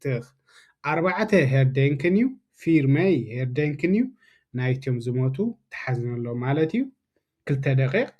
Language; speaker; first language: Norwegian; non-native, fluent; Tigrinya